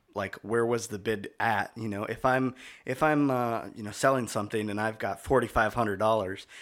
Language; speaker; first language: English; native; English